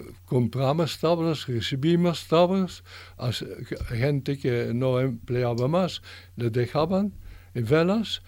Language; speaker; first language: Spanish; non-native, fluent; French